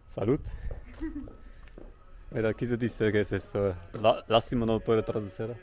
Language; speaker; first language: Spanish; non-native, fluent; German